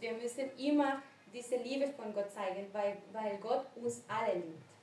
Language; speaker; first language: German; non-native, learner; Spanish